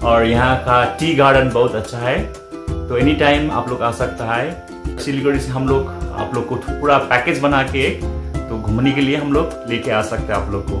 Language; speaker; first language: Hindi; non-native, learner; Nepali